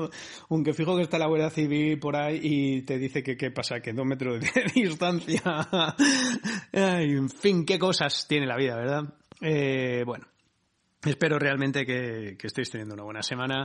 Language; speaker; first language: Spanish; native; Spanish